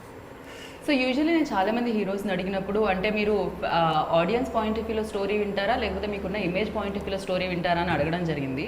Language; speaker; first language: Telugu; native; Telugu